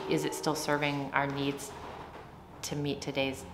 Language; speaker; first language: English; native; English